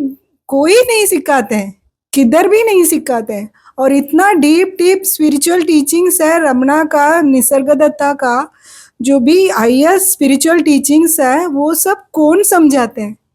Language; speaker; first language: Hindi; non-native, local second language; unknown